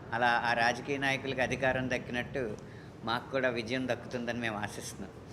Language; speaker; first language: Telugu; native; Telugu